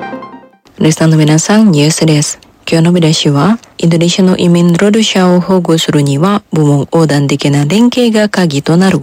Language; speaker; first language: Japanese; non-native, fluent; Indonesian